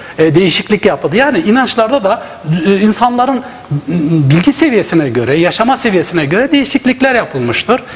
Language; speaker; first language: Turkish; non-native, local second language; Zaza